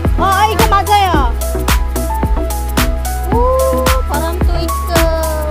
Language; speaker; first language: Korean; non-native, learner; Cebuano